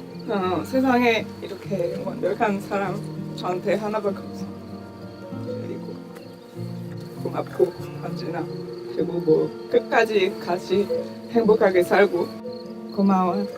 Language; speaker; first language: Korean; non-native, learner; French